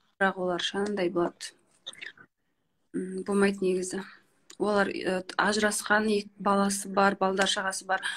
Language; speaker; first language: Kazakh; native; Kazakh